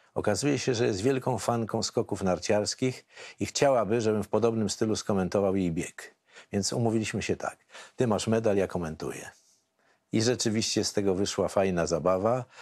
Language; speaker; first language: Polish; native; Polish